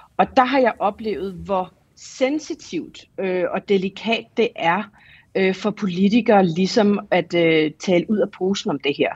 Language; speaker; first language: Danish; native; Danish